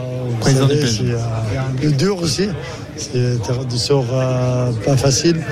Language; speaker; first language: French; non-native, learner; Arabic